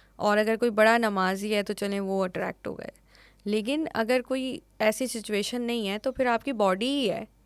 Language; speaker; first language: Urdu; native; Urdu